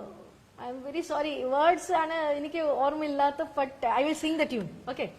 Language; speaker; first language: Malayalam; non-native, local second language; Bangla